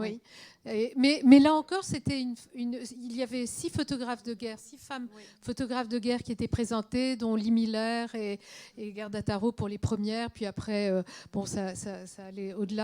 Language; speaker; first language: French; native; French